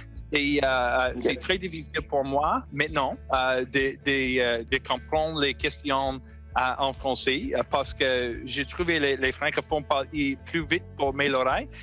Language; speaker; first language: French; non-native, local second language; English